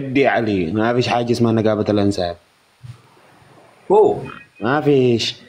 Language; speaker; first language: Arabic; native; Arabic